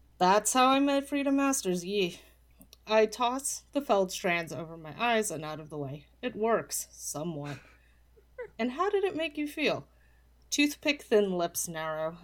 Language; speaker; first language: English; early bilingual, other home language; Polish